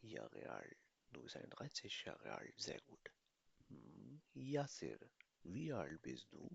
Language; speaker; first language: German; non-native, fluent; Urdu